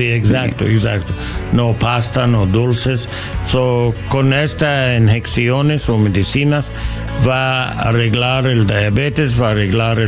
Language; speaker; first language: Spanish; non-native, learner; English